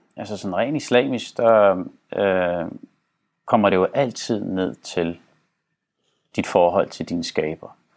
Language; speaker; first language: Danish; non-native, local second language; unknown